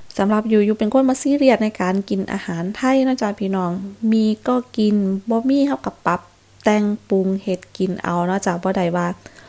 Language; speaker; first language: Thai; native; Thai